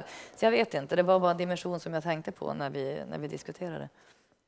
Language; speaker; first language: Swedish; native; Swedish